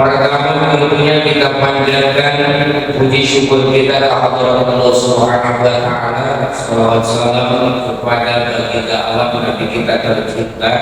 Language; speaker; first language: Indonesian; non-native, local second language; Sundanese